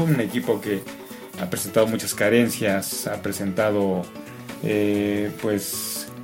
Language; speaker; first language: Spanish; native; Spanish